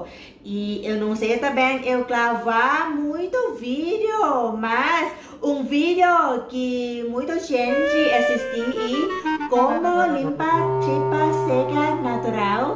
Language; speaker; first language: Portuguese; non-native, learner; Thai